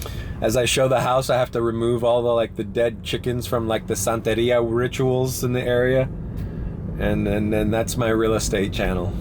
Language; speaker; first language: English; early bilingual, other home language; Spanish